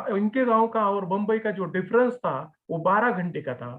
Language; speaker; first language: Hindi; non-native, local second language; Marathi